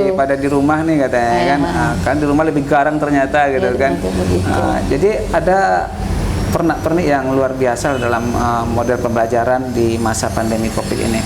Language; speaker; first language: Indonesian; native; Indonesian